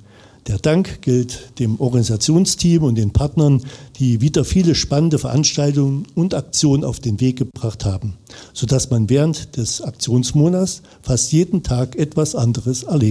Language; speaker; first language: German; native; German